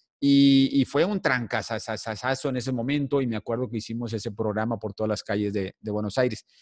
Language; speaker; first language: Spanish; native; Spanish